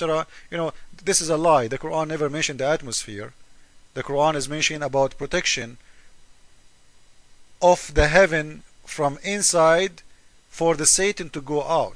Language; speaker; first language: English; non-native, fluent; Arabic